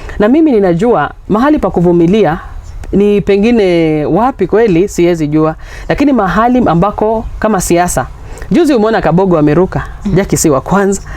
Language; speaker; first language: Swahili; non-native, local second language; Luyia